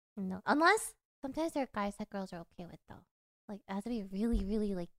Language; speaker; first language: English; early bilingual, other home language; Korean